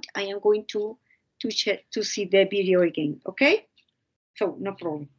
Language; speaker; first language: English; non-native, fluent; Spanish